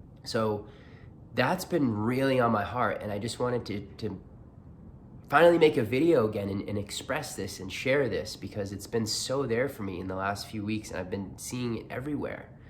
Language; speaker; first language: English; native; English